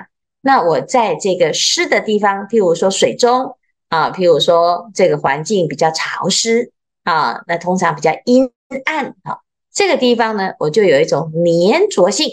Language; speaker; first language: Chinese; native; Chinese